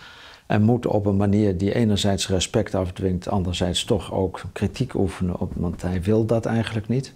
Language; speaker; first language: Dutch; native; Dutch